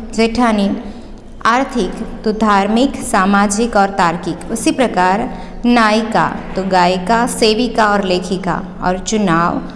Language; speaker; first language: Hindi; non-native, local second language; Gujarati